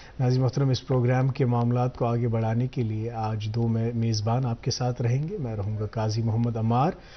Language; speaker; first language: Hindi; non-native, local second language; Kashmiri